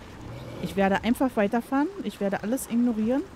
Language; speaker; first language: German; native; German